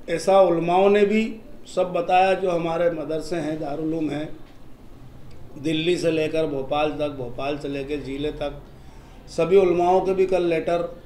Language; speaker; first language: Hindi; native; Hindi